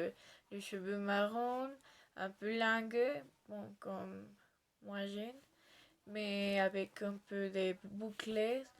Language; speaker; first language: French; non-native, learner; Spanish